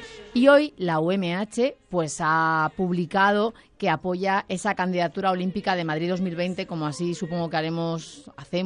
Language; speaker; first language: Spanish; native; Spanish